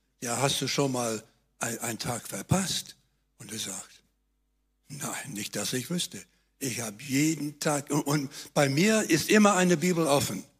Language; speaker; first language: German; native; German